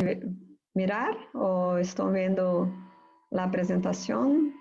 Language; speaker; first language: Spanish; non-native, fluent; Portuguese